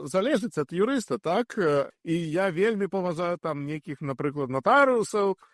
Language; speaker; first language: Belarusian; native; Belarusian